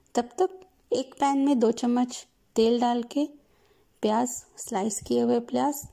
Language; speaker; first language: Hindi; non-native, local second language; Telugu